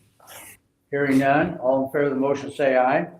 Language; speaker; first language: English; native; English